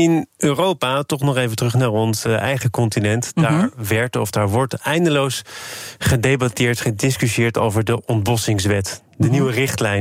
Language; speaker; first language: Dutch; native; Dutch